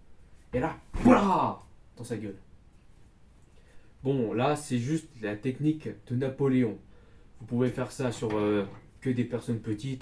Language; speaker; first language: French; native; French